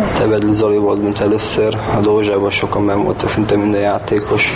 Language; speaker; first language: Hungarian; native; Hungarian